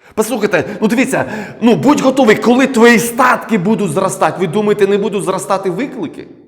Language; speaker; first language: Ukrainian; non-native, local second language; Russian